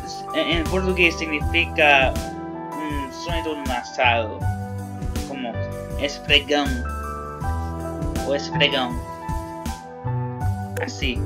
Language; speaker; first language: Portuguese; non-native, learner; English